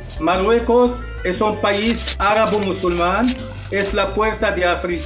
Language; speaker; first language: Spanish; non-native, fluent; Arabic